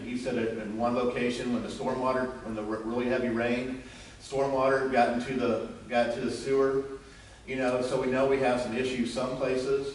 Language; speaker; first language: English; native; English